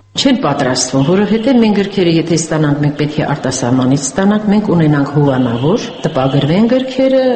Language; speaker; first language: Armenian; non-native, local second language; Assyrian Neo-Aramaic